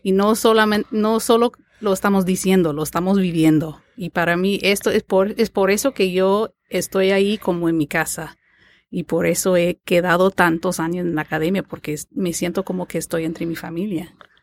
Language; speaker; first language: Spanish; non-native, fluent; English